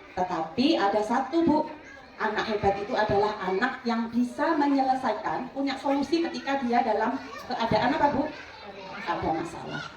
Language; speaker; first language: Indonesian; non-native, local second language; Madurese